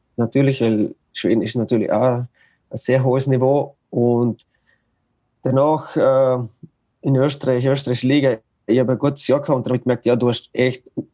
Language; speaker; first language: German; native; German